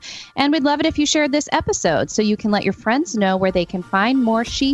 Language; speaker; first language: English; native; English